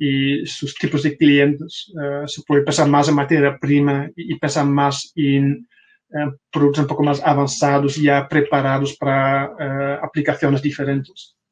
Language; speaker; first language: Spanish; non-native, fluent; Dutch